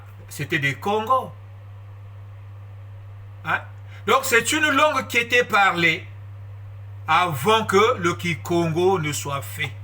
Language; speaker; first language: French; non-native, local second language; Kongo